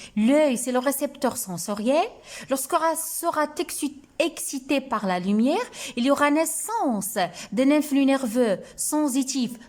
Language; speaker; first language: French; non-native, local second language; Arabic